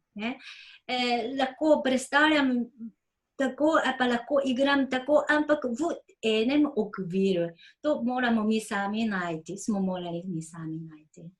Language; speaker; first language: Slovenian; non-native, fluent; Japanese